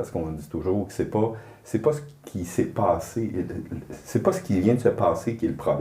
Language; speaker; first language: French; native; French